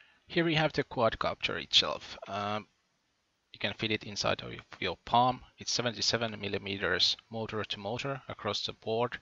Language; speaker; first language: English; non-native, fluent; Finnish